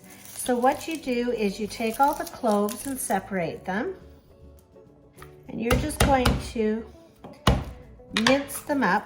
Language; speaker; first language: English; native; English